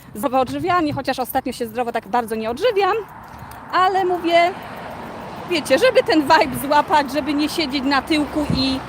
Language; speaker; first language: Polish; native; Polish